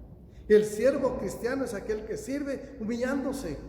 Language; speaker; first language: Spanish; native; Spanish